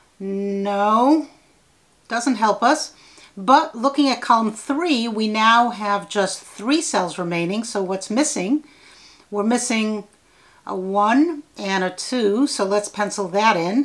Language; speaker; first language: English; native; English